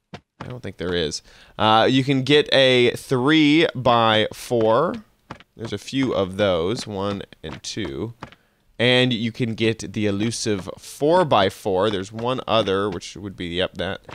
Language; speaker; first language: English; native; English